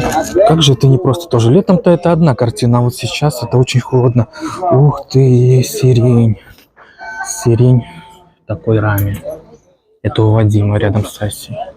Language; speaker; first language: Russian; native; Russian